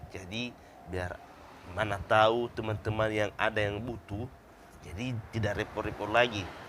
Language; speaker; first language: Indonesian; native; Indonesian